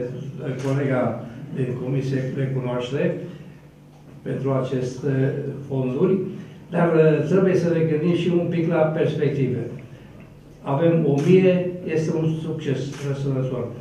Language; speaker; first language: Romanian; native; Romanian